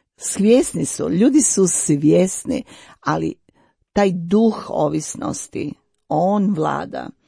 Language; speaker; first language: Croatian; native; Croatian